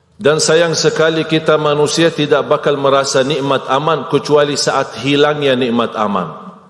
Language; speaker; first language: Malay; non-native, fluent; Arabic